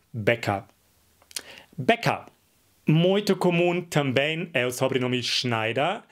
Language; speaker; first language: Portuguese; non-native, fluent; German